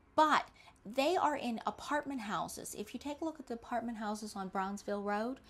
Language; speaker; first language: English; native; English